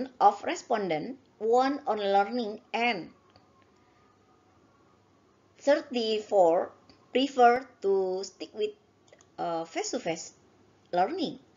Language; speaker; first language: English; non-native, learner; Indonesian